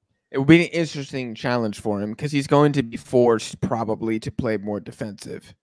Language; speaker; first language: English; native; English